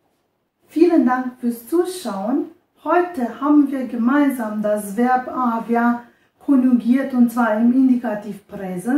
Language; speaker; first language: German; non-native, fluent; Romanian